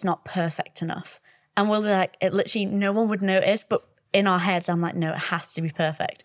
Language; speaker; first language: English; native; English